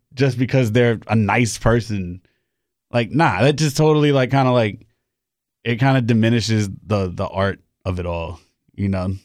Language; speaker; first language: English; native; English